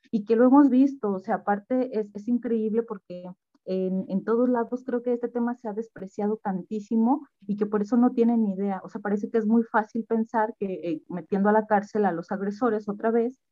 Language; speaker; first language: Spanish; native; Spanish